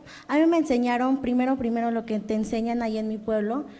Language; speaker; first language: Spanish; non-native, local second language; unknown